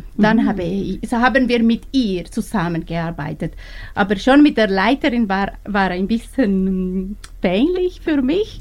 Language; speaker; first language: German; non-native, learner; Spanish